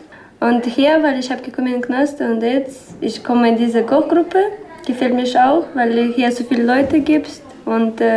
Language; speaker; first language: German; non-native, learner; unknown